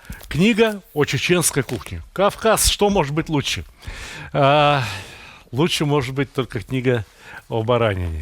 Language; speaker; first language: Russian; native; Russian